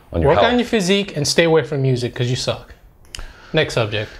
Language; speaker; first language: English; native; English